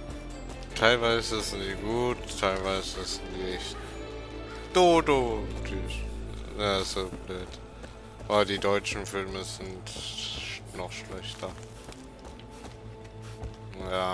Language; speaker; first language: German; non-native, learner; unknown